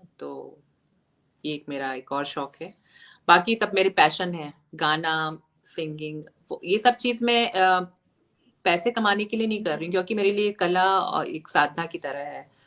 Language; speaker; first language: Hindi; native; Hindi